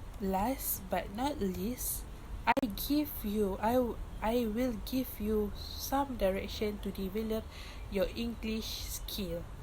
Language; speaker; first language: English; non-native, local second language; Malay